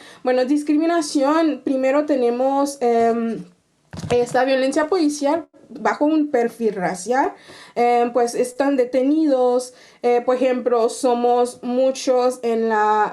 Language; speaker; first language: Spanish; non-native, fluent; Haitian Creole